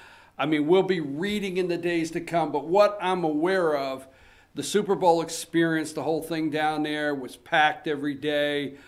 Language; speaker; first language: English; native; English